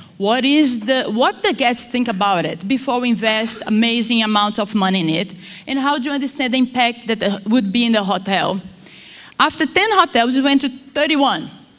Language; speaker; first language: English; non-native, fluent; Portuguese